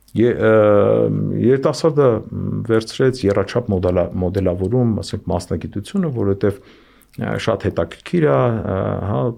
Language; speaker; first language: Armenian; native; Armenian